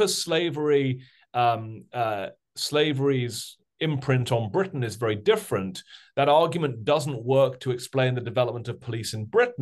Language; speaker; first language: English; native; English